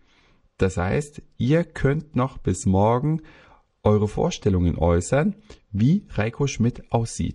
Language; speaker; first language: German; native; German